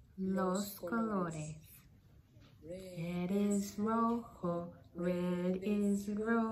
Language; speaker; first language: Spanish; non-native, learner; English